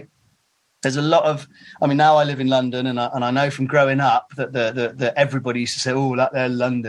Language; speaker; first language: English; native; English